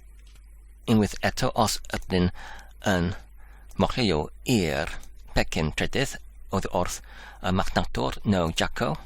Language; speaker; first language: Welsh; non-native, learner; English